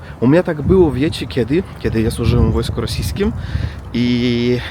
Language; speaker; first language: Polish; non-native, learner; Russian